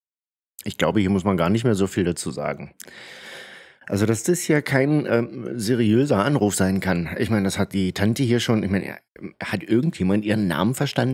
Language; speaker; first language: German; native; German